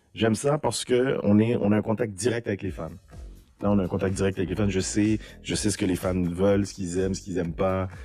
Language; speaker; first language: French; native; French